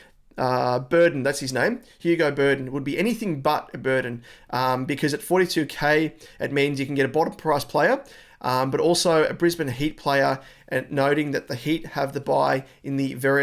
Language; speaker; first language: English; native; English